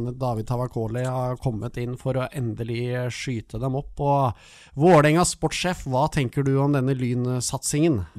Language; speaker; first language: Norwegian; native; Norwegian